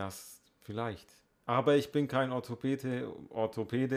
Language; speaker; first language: German; native; German